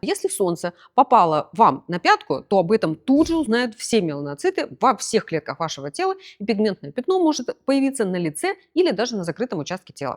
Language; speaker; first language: Russian; native; Russian